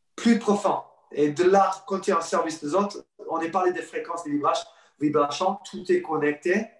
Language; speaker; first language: French; non-native, fluent; English